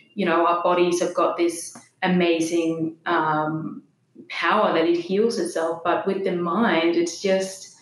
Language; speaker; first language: English; non-native, fluent; Danish